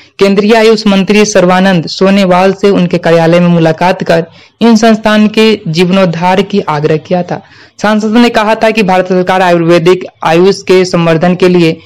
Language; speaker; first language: Hindi; native; Hindi